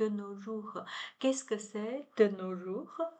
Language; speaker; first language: French; non-native, learner; Chinese